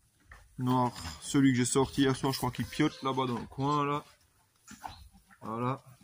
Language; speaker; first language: French; native; French